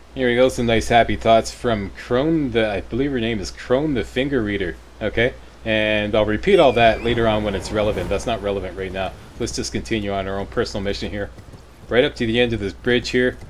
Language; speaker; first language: English; native; English